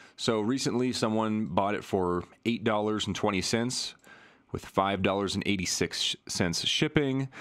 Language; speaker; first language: English; native; English